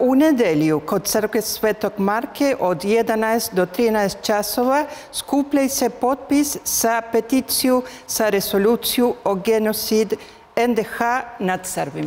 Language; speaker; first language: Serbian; early bilingual, heritage; Spanish